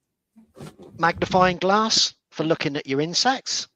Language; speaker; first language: English; native; English